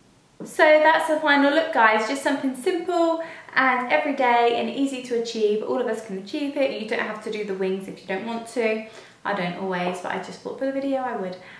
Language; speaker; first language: English; native; English